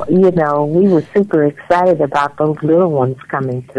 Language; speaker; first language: English; native; English